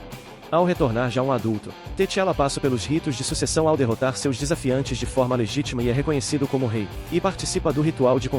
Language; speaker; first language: Portuguese; native; Portuguese